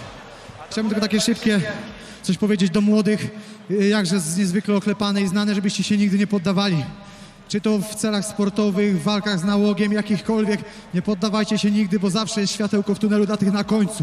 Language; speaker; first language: Polish; native; Polish